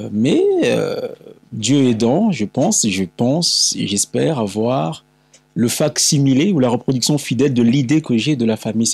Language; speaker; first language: French; non-native, local second language; Lingala